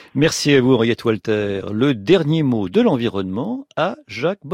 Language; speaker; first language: French; native; French